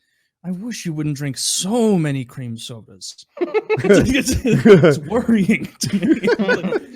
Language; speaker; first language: English; native; English